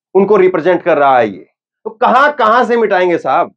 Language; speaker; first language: Hindi; native; Hindi